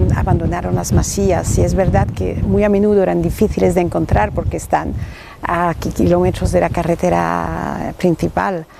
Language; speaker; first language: Spanish; early bilingual, heritage; French